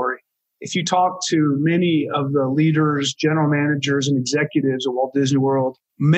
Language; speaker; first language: English; native; English